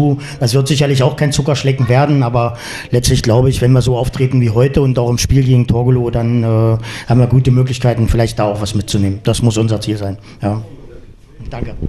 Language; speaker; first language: German; native; German